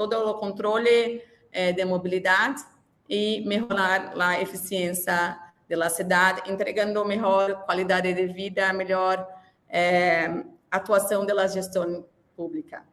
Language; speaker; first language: Spanish; non-native, learner; Portuguese